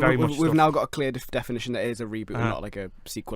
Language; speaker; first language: English; native; English